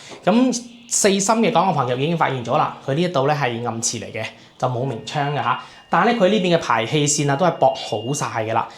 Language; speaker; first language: Cantonese; native; Cantonese